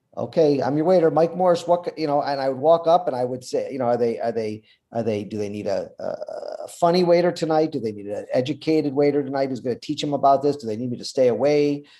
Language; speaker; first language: English; native; English